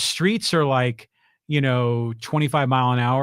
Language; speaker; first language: English; native; English